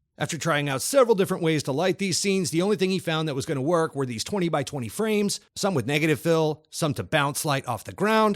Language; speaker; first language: English; native; English